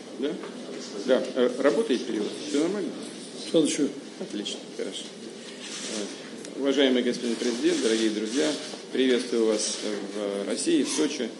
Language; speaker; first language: Russian; native; Russian